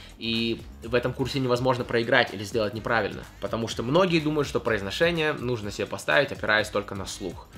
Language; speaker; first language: Russian; early bilingual, heritage; Russian